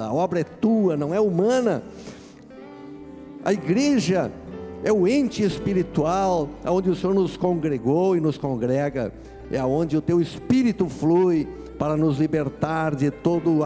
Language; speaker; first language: Portuguese; native; Portuguese